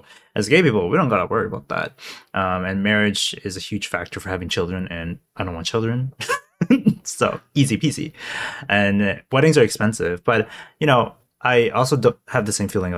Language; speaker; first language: English; non-native, local second language; Cantonese